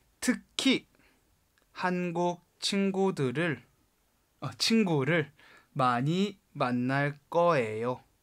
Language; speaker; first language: Korean; non-native, fluent; Chinese